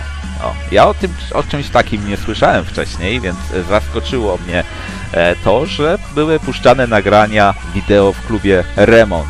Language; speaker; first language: Polish; native; Polish